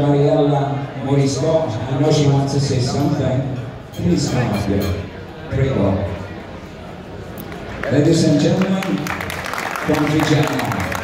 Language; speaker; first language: English; non-native, fluent; Italian